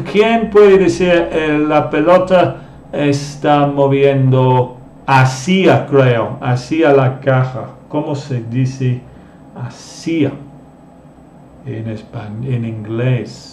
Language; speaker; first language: Spanish; non-native, fluent; English